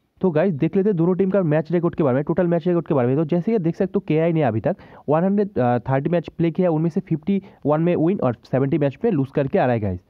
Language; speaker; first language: Hindi; native; Hindi